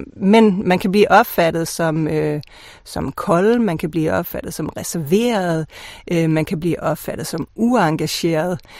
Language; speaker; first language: Danish; native; Danish